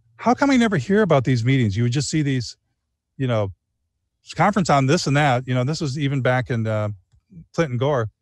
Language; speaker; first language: English; native; English